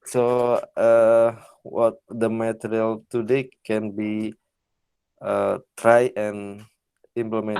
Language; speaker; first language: English; non-native, learner; Indonesian